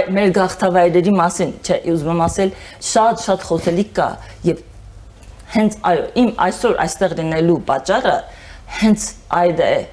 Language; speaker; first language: Armenian; early bilingual, heritage; Armenian